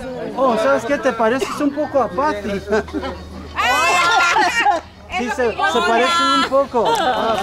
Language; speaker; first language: Spanish; early bilingual, heritage; Spanish